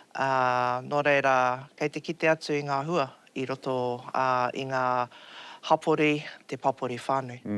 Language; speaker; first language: Māori; non-native, local second language; English